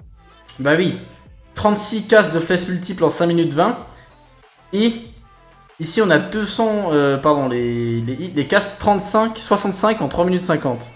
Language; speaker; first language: French; native; French